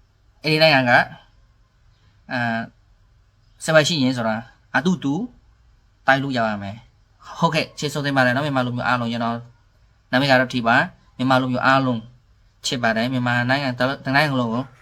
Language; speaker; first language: Burmese; non-native, learner; Khmer